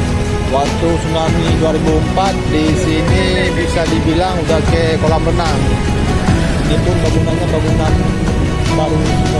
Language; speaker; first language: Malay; non-native, local second language; Achinese